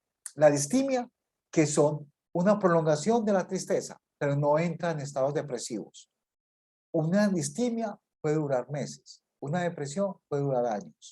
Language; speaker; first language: Spanish; native; Spanish